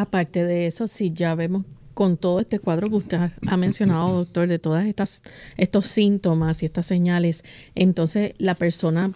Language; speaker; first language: Spanish; native; Spanish